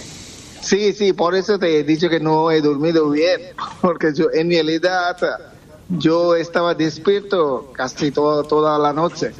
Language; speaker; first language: Spanish; non-native, fluent; Bangla